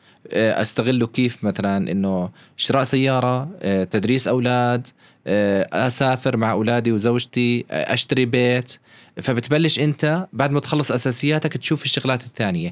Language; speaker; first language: Arabic; native; Arabic